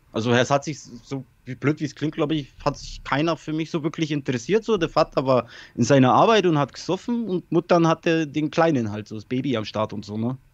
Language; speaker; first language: German; early bilingual, other home language; Polish